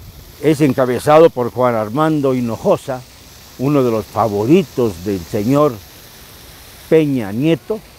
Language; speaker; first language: Spanish; native; Spanish